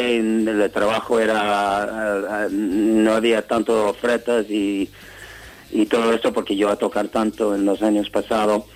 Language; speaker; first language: Spanish; non-native, learner; English